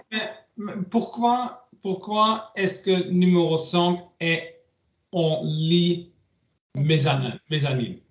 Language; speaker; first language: French; non-native, learner; English